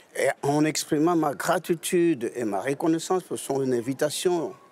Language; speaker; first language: French; non-native, local second language; Lingala